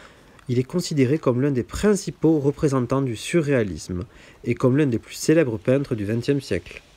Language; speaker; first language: French; native; French